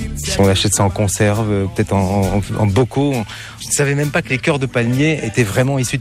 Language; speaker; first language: French; native; French